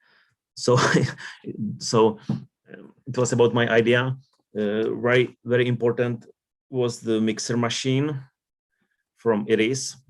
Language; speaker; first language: English; non-native, learner; Czech